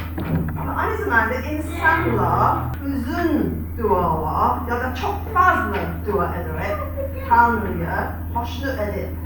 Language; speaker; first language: Turkish; non-native, fluent; English